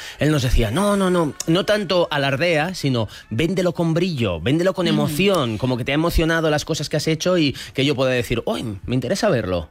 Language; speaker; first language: Spanish; native; Spanish